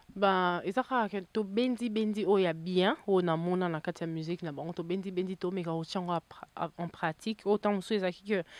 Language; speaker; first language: French; non-native, local second language; Lingala